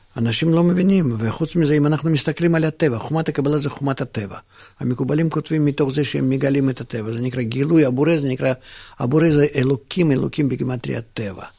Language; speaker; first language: Hebrew; non-native, fluent; Russian